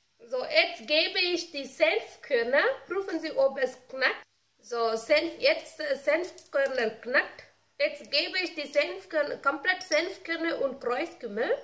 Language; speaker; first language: German; non-native, learner; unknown